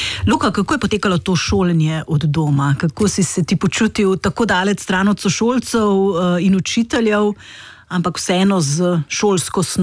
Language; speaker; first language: Slovenian; native; Slovenian